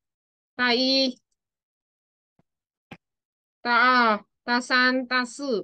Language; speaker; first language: Chinese; non-native, fluent; Vietnamese